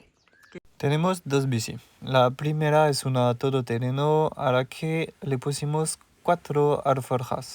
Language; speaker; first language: Spanish; non-native, learner; French